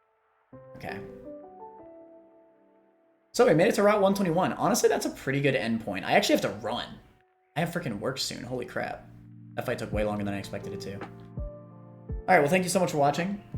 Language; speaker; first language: English; native; English